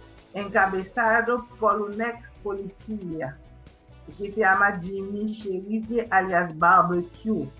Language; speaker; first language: Spanish; non-native, fluent; Haitian Creole